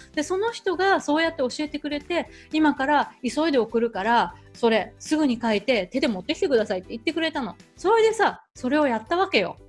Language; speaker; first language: Japanese; native; Japanese